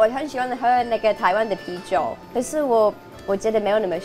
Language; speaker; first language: Chinese; non-native, learner; English